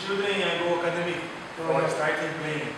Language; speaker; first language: English; non-native, learner; Portuguese